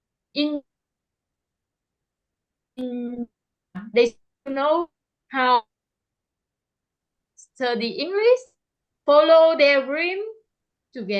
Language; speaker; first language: English; non-native, learner; Vietnamese